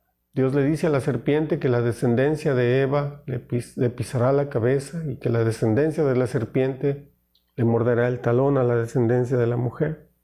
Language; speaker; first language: Spanish; native; Spanish